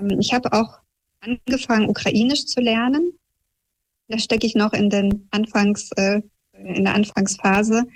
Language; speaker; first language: German; early bilingual, heritage; German